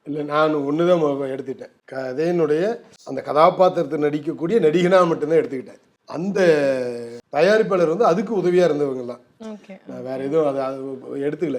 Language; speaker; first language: Tamil; native; Tamil